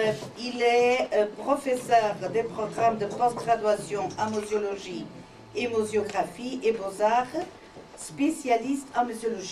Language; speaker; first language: French; non-native, fluent; Portuguese